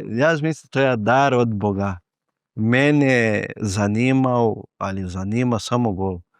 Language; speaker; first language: Slovenian; non-native, fluent; Portuguese